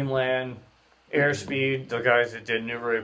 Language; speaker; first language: English; native; English